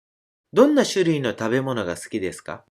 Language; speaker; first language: Japanese; native; Japanese